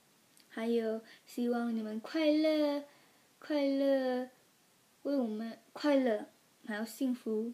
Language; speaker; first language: Chinese; early bilingual, heritage; Chinese